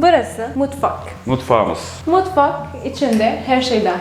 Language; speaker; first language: Turkish; non-native, learner; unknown